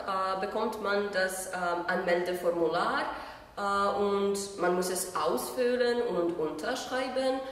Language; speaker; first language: German; non-native, fluent; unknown